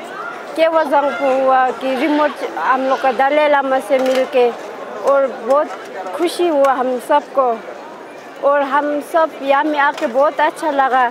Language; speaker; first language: Hindi; non-native, local second language; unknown